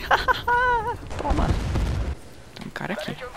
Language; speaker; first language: Portuguese; native; Portuguese